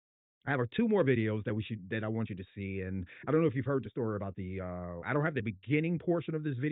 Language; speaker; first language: English; native; English